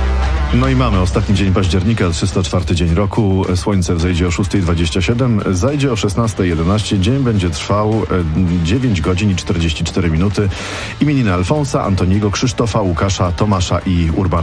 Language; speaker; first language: Polish; native; Polish